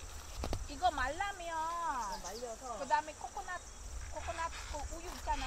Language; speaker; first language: Korean; non-native, fluent; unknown